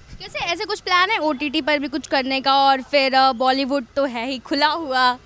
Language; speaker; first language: Hindi; native; Hindi